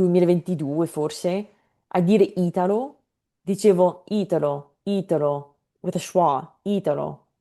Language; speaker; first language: Italian; non-native, fluent; English